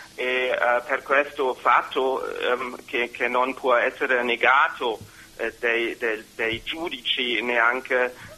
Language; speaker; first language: Italian; non-native, learner; German